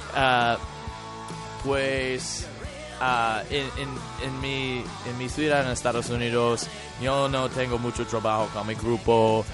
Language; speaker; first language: Spanish; non-native, learner; English